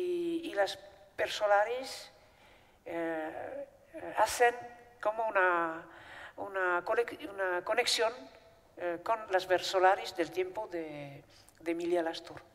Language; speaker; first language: Spanish; non-native, fluent; Basque